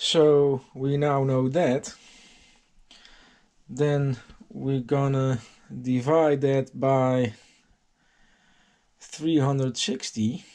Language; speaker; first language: English; non-native, fluent; Dutch